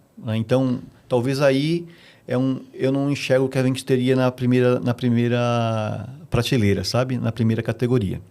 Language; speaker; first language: Portuguese; native; Portuguese